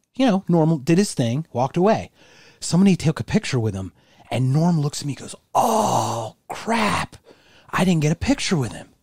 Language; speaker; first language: English; native; English